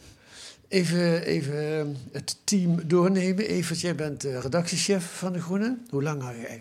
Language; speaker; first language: Dutch; native; Dutch